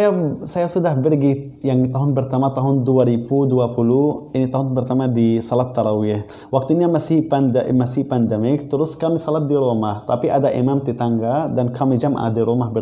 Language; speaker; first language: Indonesian; non-native, learner; Arabic